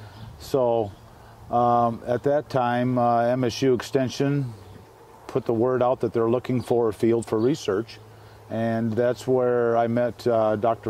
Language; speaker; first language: English; native; English